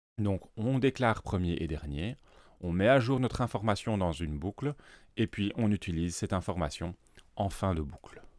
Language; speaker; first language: French; native; French